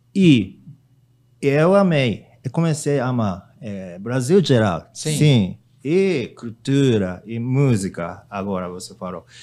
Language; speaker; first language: Portuguese; non-native, learner; Japanese